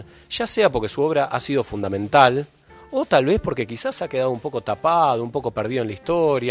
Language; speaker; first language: Spanish; native; Spanish